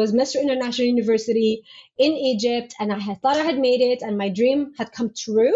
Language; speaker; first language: English; non-native, fluent; Arabic